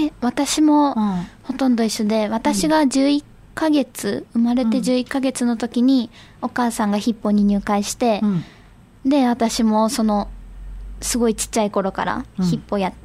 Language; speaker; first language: Japanese; native; Japanese